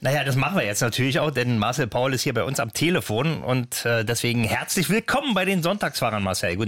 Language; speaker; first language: German; native; German